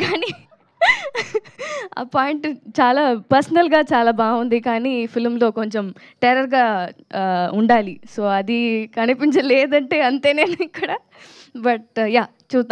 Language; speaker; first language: Telugu; non-native, learner; Tamil